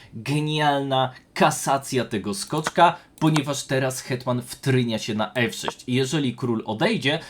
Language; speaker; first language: Polish; native; Polish